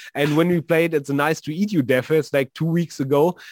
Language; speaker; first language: English; non-native, fluent; German